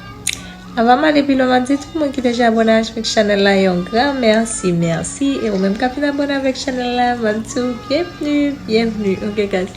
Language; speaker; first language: French; non-native, learner; Haitian Creole